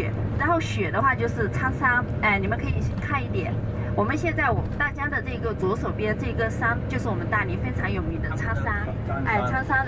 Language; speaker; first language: Chinese; native; Chinese